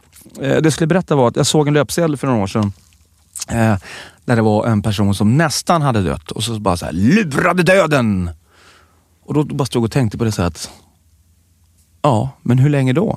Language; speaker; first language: Swedish; native; Swedish